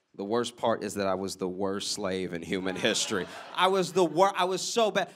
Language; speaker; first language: English; native; English